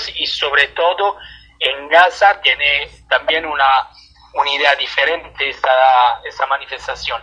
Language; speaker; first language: Spanish; non-native, fluent; Italian